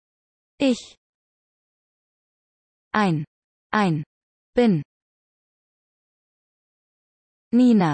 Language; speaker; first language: German; non-native, learner; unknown